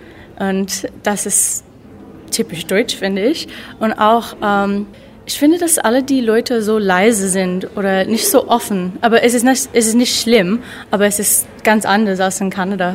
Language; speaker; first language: German; non-native, learner; English